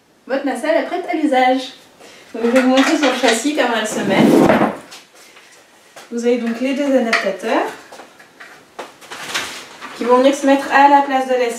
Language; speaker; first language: French; native; French